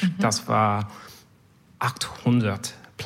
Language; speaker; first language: German; non-native, learner; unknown